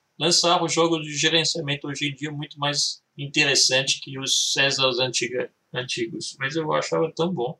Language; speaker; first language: Portuguese; early bilingual, heritage; Portuguese